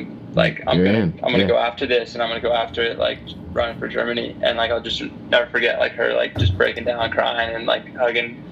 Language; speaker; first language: English; native; English